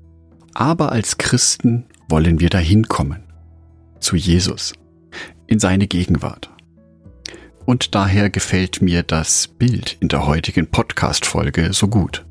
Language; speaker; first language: German; native; German